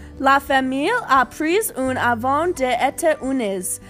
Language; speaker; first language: French; non-native, learner; English